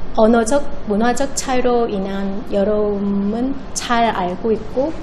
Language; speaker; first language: Korean; non-native, fluent; Vietnamese